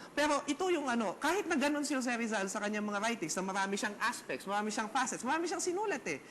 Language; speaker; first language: Filipino; native; Filipino